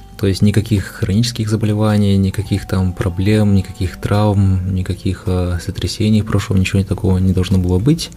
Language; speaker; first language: Russian; native; Russian